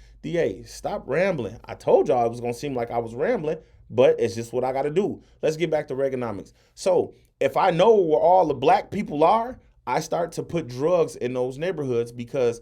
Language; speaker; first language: English; native; English